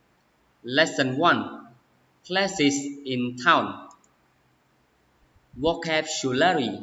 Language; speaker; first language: English; non-native, learner; Khmer